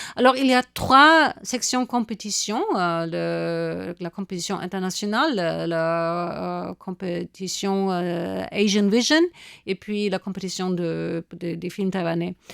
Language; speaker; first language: French; non-native, fluent; German